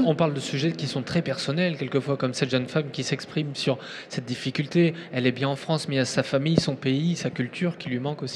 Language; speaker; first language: French; native; French